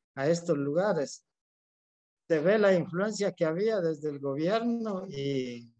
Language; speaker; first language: Spanish; native; Spanish